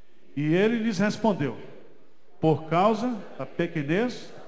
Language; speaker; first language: Portuguese; native; Portuguese